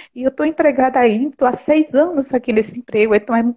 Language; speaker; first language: Portuguese; native; Portuguese